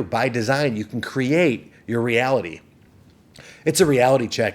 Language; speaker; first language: English; native; English